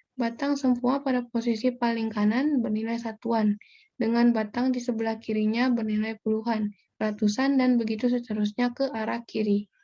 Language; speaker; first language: Indonesian; native; Indonesian